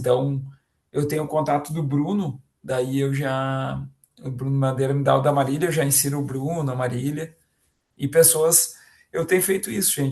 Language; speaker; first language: Portuguese; native; Portuguese